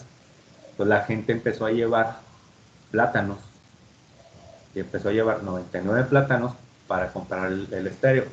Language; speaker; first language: Spanish; native; Spanish